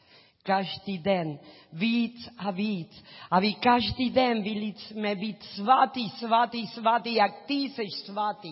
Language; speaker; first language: Czech; non-native, learner; Spanish